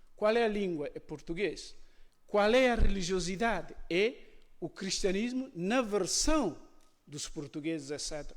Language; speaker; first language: Portuguese; non-native, local second language; Upper Guinea Crioulo